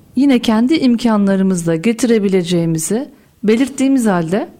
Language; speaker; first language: Turkish; native; Turkish